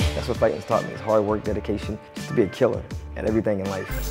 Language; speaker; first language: English; native; English